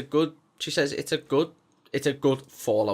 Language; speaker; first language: English; native; English